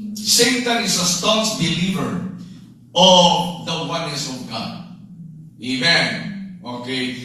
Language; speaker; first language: English; non-native, local second language; Filipino